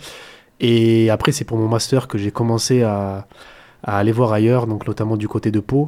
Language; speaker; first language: French; early bilingual, other home language; Arabic